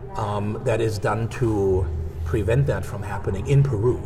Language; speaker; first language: English; non-native, fluent; German